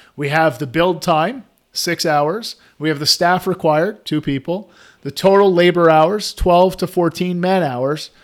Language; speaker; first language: English; native; English